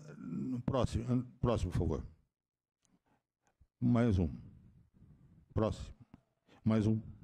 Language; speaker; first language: Portuguese; native; Portuguese